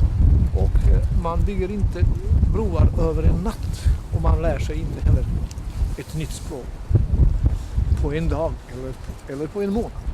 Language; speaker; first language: Swedish; non-native, fluent; Bosnian